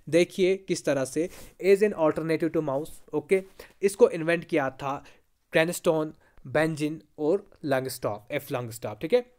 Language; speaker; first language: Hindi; non-native, local second language; Kashmiri